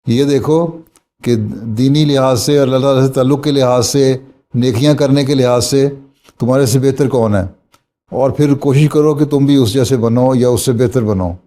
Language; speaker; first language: Urdu; native; Urdu